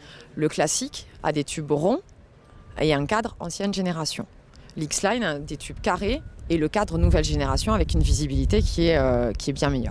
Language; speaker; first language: French; native; French